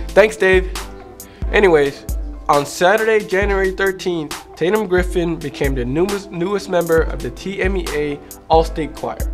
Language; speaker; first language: English; native; English